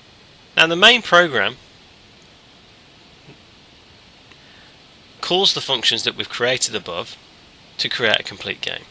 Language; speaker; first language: English; native; English